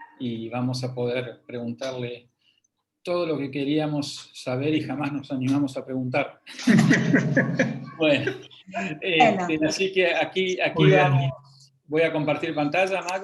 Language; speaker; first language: Spanish; native; Spanish